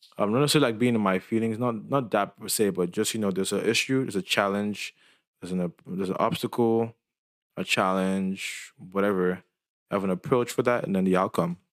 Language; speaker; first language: English; non-native, local second language; Yoruba